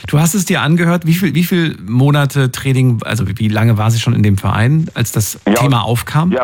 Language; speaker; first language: German; native; German